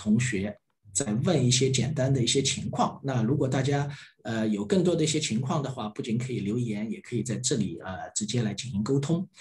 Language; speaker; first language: Chinese; native; Chinese